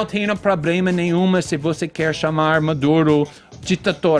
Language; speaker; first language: Portuguese; non-native, fluent; English